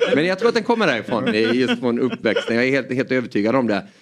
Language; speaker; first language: Swedish; native; Swedish